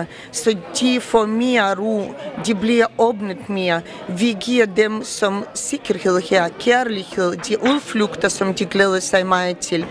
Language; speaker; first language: Danish; non-native, fluent; Ukrainian